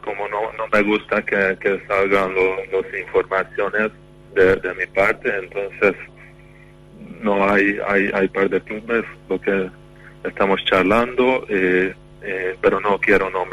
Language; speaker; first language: Spanish; non-native, fluent; Hungarian